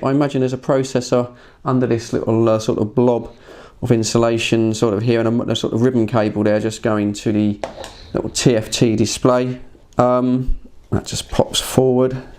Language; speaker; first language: English; native; English